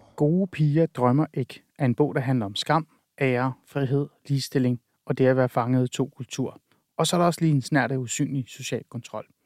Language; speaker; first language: Danish; early bilingual, other home language; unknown